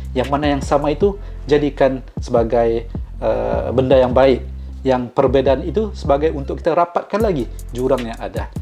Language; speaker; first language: Malay; native; Malay